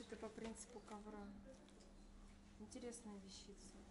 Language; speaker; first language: Russian; native; Russian